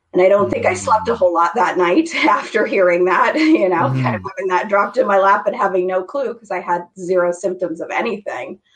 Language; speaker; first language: English; native; English